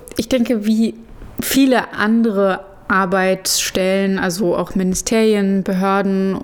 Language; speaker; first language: German; early bilingual, other home language; Arabic